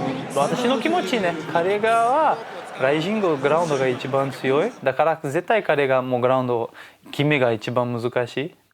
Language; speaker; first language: Japanese; non-native, learner; Portuguese